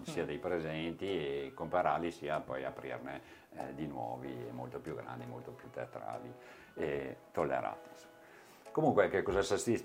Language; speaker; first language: Italian; native; Italian